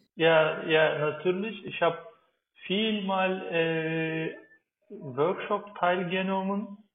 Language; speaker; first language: German; non-native, learner; Turkish